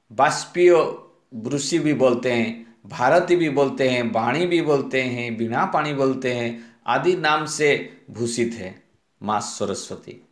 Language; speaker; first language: Hindi; non-native, local second language; Odia